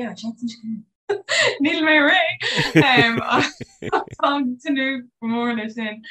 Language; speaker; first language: Irish; non-native, local second language; English